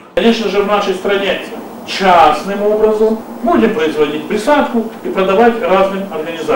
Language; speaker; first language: Russian; native; Russian